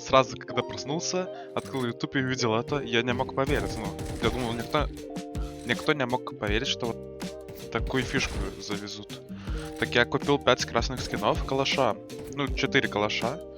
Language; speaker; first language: Russian; non-native, fluent; Lithuanian